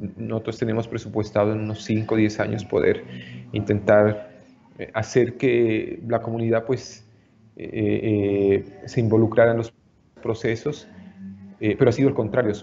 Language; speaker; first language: Spanish; native; Spanish